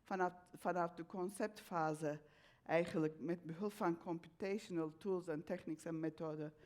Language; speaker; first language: Dutch; non-native, fluent; Turkish